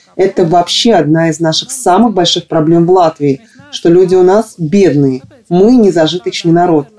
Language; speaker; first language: Russian; non-native, local second language; Latvian